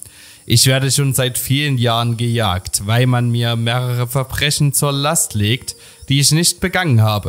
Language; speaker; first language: German; native; German